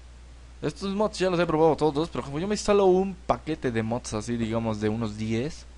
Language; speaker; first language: Spanish; native; Spanish